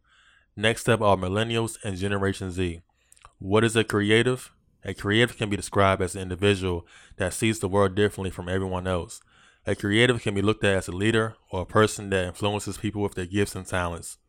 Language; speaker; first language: English; native; English